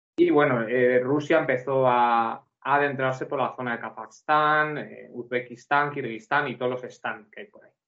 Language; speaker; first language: Spanish; native; Spanish